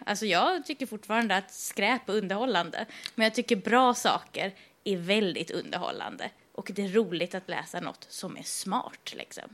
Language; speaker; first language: Swedish; early bilingual, other home language; Persian